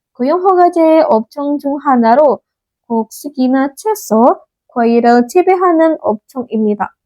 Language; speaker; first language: Korean; non-native, fluent; Indonesian